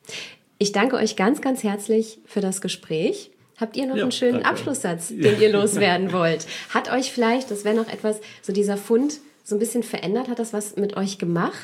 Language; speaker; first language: German; native; German